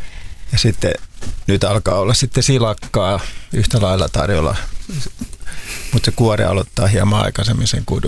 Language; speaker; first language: Finnish; native; Finnish